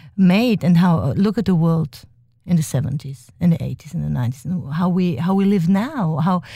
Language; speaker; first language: English; early bilingual, other home language; German